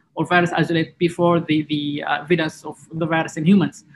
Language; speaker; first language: English; non-native, fluent; Arabic